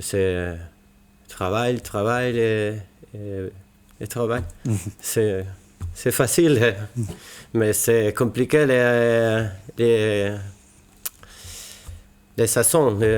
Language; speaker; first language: French; non-native, learner; Spanish